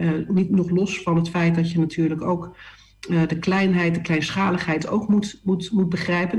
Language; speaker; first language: Dutch; native; Dutch